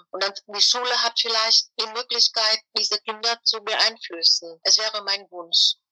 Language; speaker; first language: German; non-native, fluent; Vietnamese